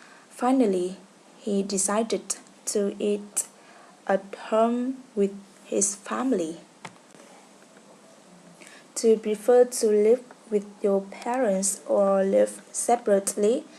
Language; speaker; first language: English; non-native, learner; Vietnamese